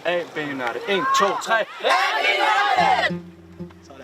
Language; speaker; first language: Danish; native; Danish